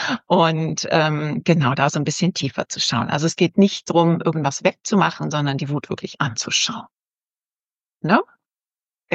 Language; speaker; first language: German; native; German